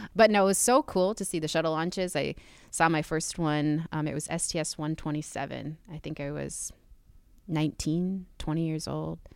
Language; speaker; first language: English; native; English